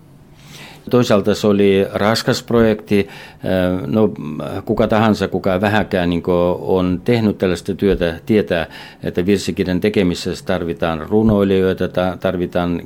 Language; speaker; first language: Finnish; non-native, fluent; Russian